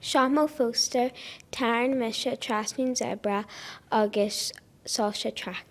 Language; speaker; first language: Irish; non-native, local second language; English